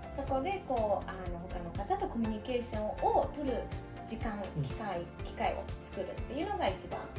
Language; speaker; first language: Japanese; native; Japanese